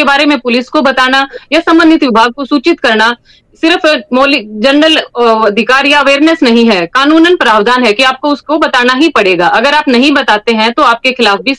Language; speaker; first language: Hindi; native; Hindi